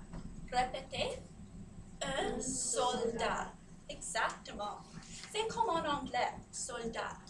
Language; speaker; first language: French; non-native, fluent; English